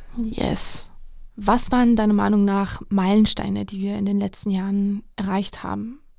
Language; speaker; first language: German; early bilingual, other home language; Georgian